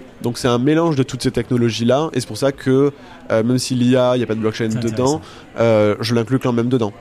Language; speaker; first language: French; native; French